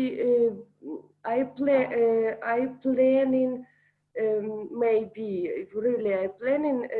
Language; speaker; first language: English; non-native, learner; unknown